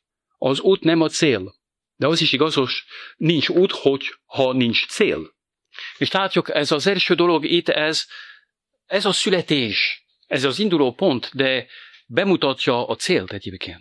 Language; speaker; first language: Hungarian; non-native, fluent; French